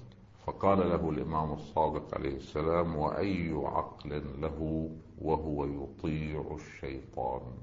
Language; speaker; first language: Arabic; native; Arabic